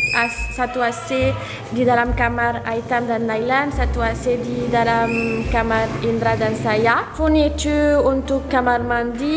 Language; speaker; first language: Indonesian; non-native, learner; French